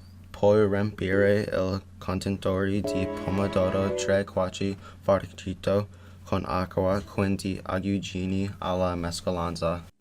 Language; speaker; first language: Italian; non-native, learner; English